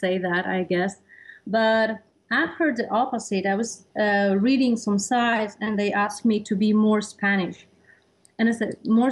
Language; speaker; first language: English; non-native, fluent; Spanish